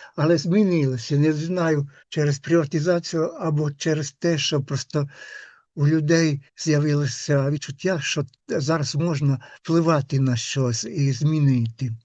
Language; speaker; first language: Ukrainian; non-native, fluent; Finnish